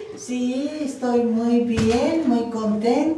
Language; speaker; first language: Spanish; non-native, fluent; Bulgarian